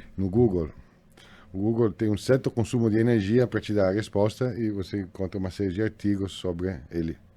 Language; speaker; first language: Portuguese; non-native, fluent; Italian